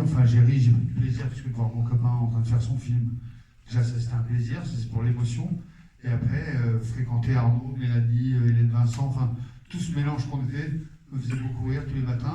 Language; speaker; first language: French; native; French